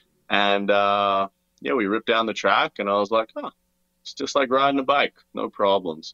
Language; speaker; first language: English; native; English